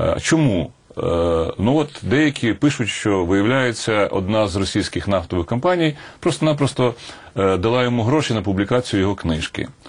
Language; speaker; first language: Ukrainian; native; Ukrainian